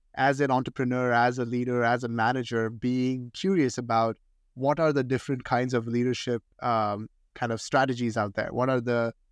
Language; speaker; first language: English; non-native, local second language; Hindi